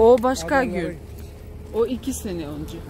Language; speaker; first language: Turkish; non-native, fluent; Russian